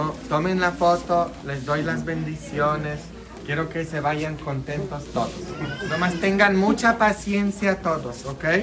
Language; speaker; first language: Spanish; non-native, fluent; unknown